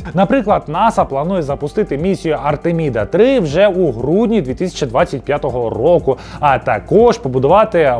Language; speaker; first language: Ukrainian; native; Ukrainian